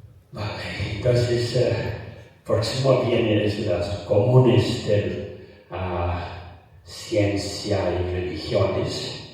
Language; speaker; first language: Spanish; non-native, fluent; Tibetan